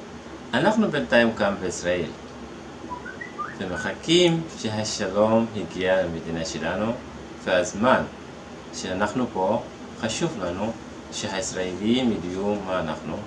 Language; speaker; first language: Hebrew; non-native, fluent; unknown